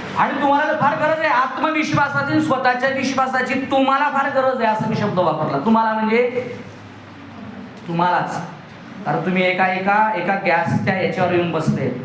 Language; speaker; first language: Marathi; native; Marathi